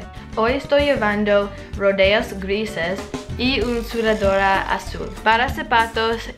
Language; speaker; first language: Spanish; non-native, learner; English